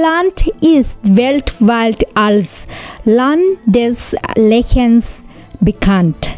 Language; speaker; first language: German; non-native, learner; Thai